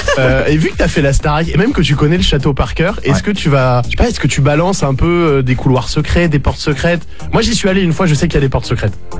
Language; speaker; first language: French; native; French